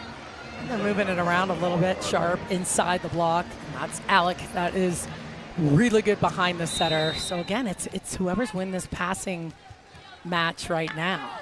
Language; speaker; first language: English; native; English